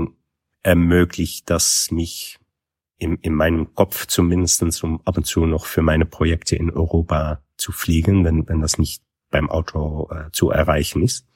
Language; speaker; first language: German; non-native, fluent; Dutch